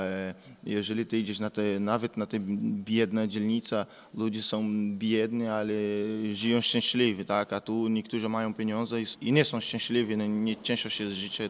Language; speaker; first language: Polish; non-native, learner; Portuguese